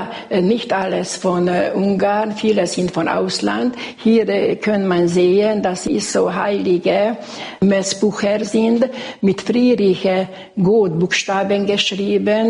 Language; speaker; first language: German; non-native, local second language; Hungarian